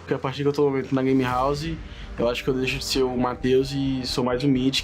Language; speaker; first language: Portuguese; native; Portuguese